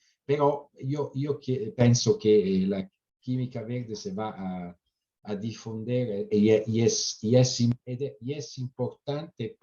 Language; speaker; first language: Spanish; non-native, fluent; Italian